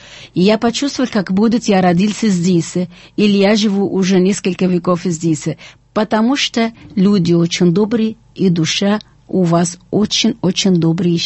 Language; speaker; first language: Russian; non-native, fluent; Arabic